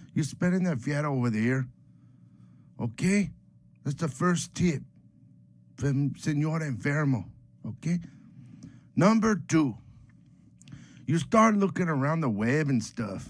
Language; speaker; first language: English; native; English